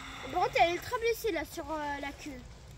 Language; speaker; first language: French; native; French